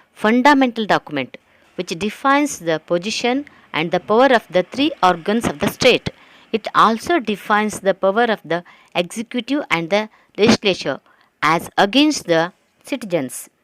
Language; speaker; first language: English; non-native, local second language; Kannada